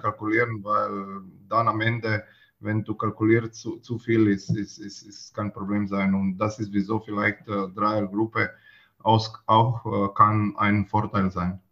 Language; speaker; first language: German; non-native, learner; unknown